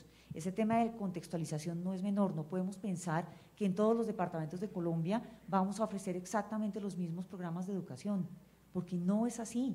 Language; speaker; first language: Spanish; native; Spanish